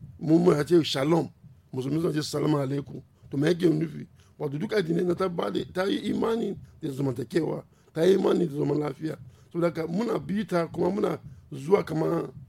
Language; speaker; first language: Hausa; non-native, local second language; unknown